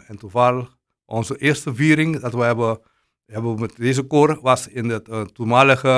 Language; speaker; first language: Dutch; non-native, local second language; Papiamento